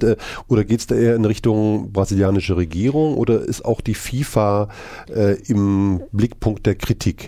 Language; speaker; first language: German; native; German